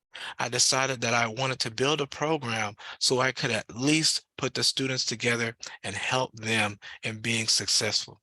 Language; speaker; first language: English; native; English